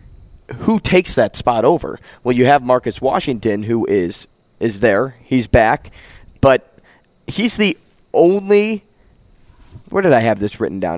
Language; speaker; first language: English; native; English